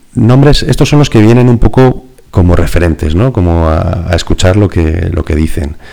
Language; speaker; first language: Spanish; native; Spanish